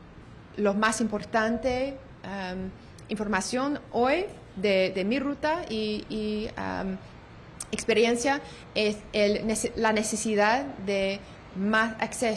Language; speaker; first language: Spanish; non-native, learner; English